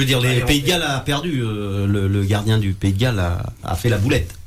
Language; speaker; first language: French; native; French